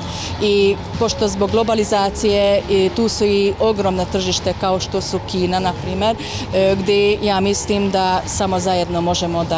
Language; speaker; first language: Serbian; non-native, fluent; Hungarian